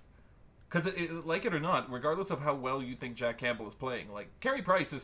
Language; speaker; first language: English; native; English